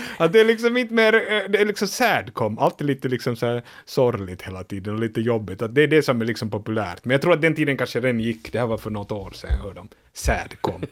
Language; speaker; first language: Swedish; native; Swedish